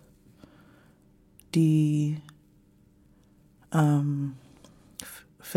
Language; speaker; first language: German; non-native, fluent; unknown